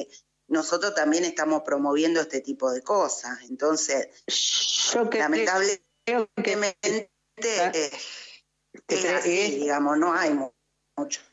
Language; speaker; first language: Spanish; native; Spanish